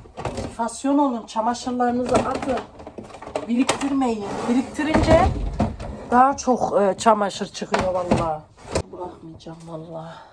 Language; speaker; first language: Turkish; early bilingual, heritage; Turkish